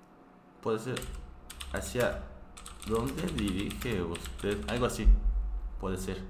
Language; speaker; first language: Spanish; non-native, fluent; Korean